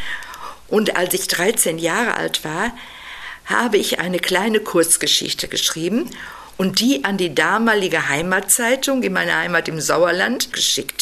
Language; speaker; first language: German; native; German